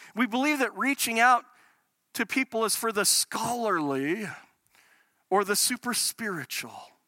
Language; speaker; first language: English; native; English